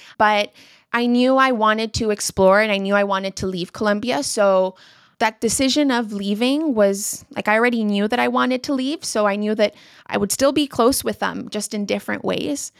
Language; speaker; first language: English; non-native, local second language; Spanish